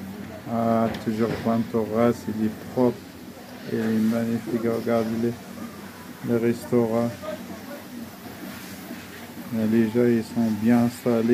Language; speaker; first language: French; non-native, fluent; Arabic